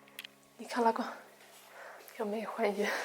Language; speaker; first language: Chinese; non-native, fluent; Swedish